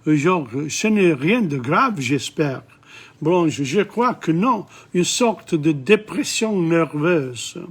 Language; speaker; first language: French; non-native, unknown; English